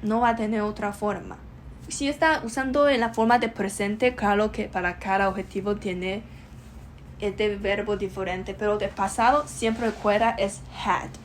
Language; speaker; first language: Spanish; non-native, learner; Chinese